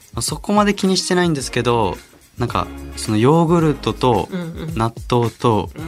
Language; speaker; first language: Japanese; native; Japanese